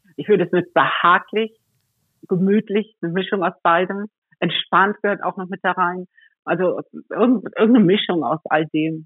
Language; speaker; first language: German; native; German